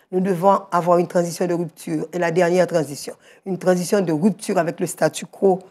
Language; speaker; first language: French; native; French